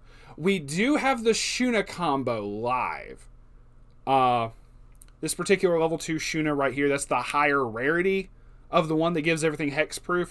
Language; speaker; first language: English; native; English